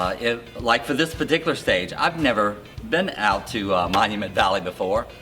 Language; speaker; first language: English; native; English